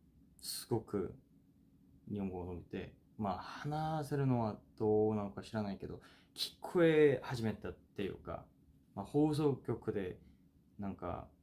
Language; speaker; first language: Japanese; non-native, fluent; Korean